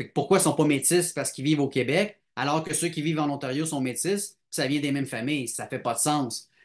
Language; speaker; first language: French; native; French